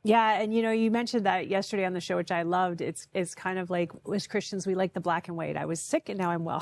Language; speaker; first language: English; native; English